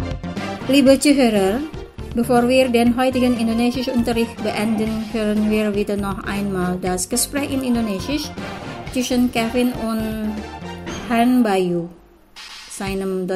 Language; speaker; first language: German; non-native, fluent; Indonesian